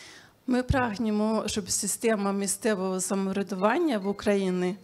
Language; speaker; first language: Ukrainian; non-native, fluent; Swedish